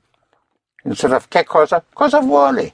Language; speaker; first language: Italian; non-native, fluent; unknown